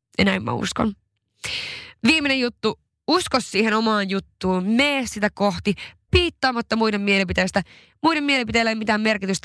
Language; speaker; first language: Finnish; non-native, local second language; Swedish